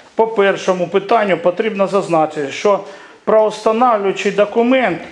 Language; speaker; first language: Ukrainian; non-native, local second language; Russian